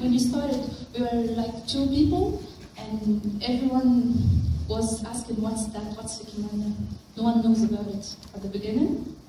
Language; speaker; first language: English; non-native, local second language; Arabic